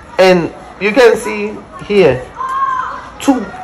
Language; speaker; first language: English; non-native, learner; Spanish